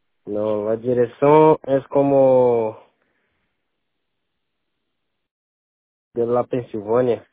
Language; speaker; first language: Spanish; non-native, learner; Portuguese